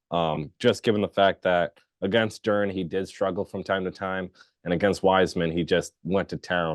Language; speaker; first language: English; native; English